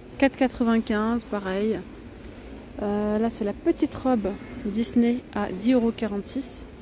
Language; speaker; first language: French; native; French